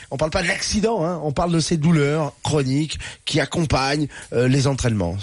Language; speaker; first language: French; native; French